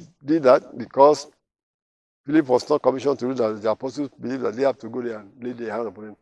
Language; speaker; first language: English; non-native, local second language; Yoruba